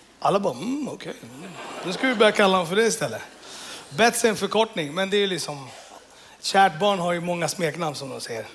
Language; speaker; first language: Swedish; early bilingual, other home language; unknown